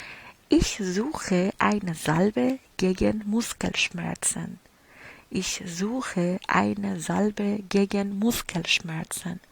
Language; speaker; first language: German; non-native, fluent; Persian